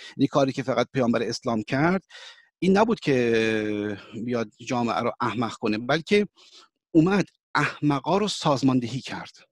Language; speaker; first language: Persian; early bilingual, heritage; Persian